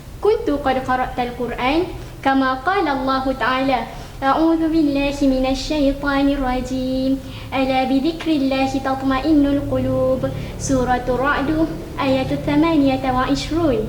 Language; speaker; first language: Arabic; non-native, learner; Malay